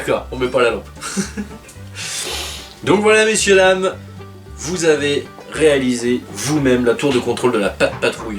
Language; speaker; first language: French; native; French